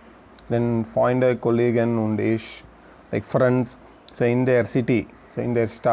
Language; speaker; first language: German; non-native, learner; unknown